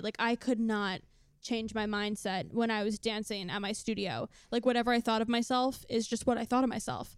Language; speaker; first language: English; native; English